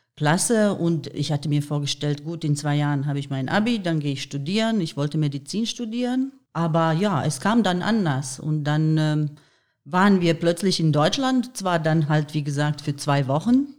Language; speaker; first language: German; non-native, fluent; Bosnian